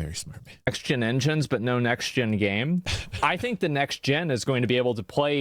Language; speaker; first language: English; native; English